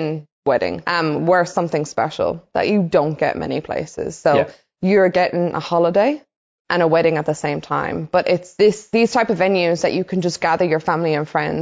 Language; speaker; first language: English; native; English